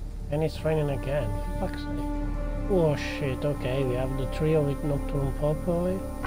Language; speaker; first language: English; non-native, fluent; Italian